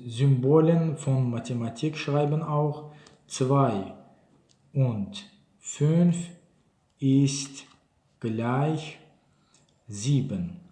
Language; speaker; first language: German; non-native, learner; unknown